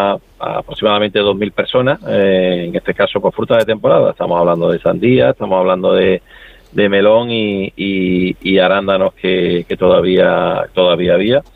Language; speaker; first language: Spanish; native; Spanish